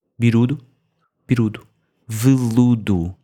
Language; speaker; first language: Portuguese; native; Portuguese